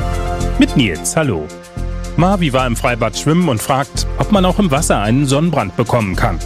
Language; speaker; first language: German; native; German